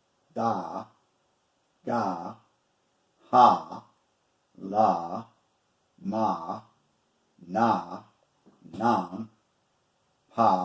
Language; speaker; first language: Filipino; non-native, learner; English